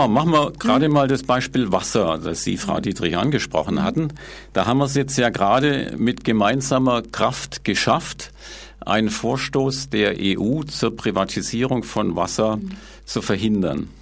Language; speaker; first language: German; native; German